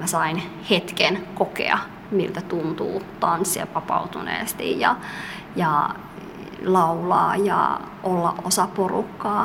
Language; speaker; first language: Finnish; early bilingual, other home language; Somali